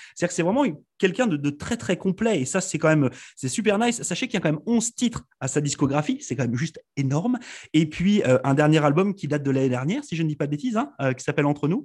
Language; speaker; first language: French; native; French